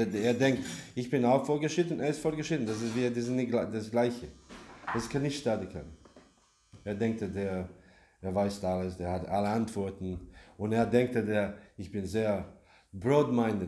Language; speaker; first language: German; non-native, learner; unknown